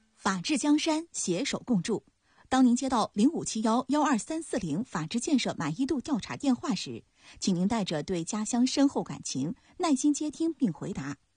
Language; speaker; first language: Chinese; native; Chinese